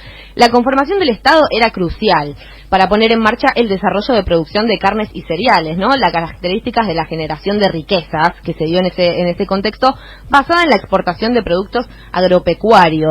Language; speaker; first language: Spanish; native; Spanish